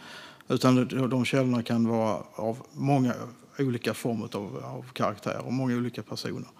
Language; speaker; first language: Swedish; native; Swedish